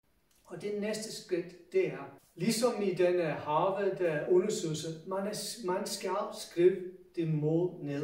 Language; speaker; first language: Danish; non-native, fluent; English